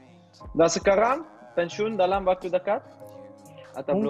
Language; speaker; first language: Indonesian; non-native, learner; Dutch